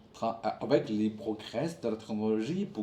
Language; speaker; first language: French; non-native, learner; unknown